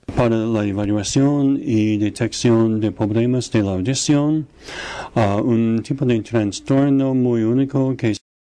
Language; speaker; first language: Spanish; non-native, fluent; English